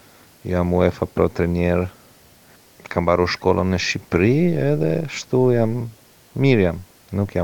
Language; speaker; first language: Albanian; non-native, learner; Croatian